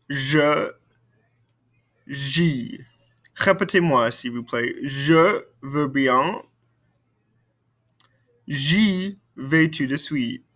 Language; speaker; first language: French; non-native, fluent; English